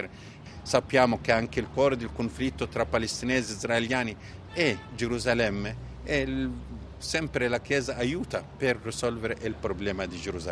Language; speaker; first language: Italian; non-native, fluent; Arabic